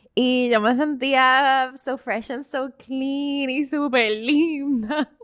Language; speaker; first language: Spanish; native; Spanish